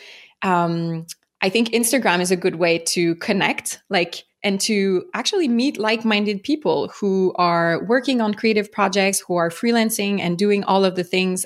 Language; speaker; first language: English; non-native, fluent; French